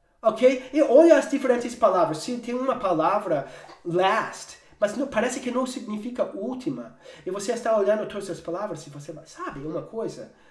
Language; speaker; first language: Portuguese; non-native, fluent; English